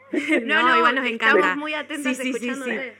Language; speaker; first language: Spanish; native; Spanish